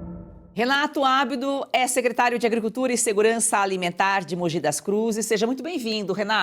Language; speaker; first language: Portuguese; native; Portuguese